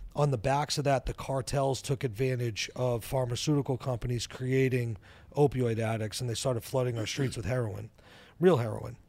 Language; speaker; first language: English; native; English